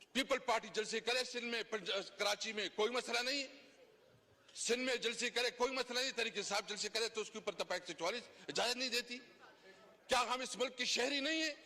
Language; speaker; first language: Urdu; non-native, local second language; Pashto